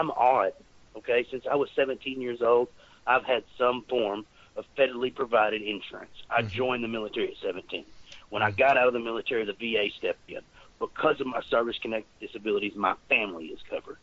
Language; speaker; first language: English; native; English